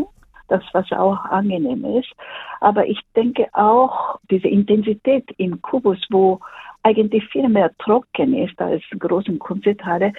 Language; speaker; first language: German; non-native, fluent; Japanese